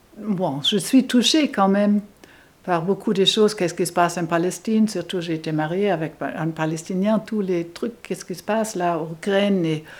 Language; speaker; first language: French; non-native, fluent; German